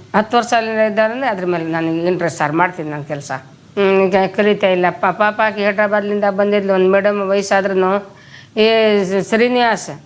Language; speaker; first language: Kannada; non-native, local second language; Lambadi